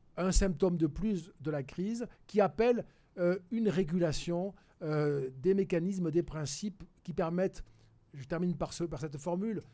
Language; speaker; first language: French; native; French